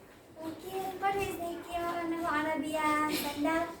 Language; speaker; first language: Arabic; non-native, learner; Indonesian